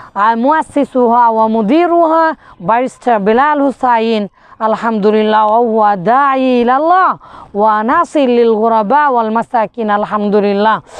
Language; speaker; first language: Arabic; non-native, fluent; Bangla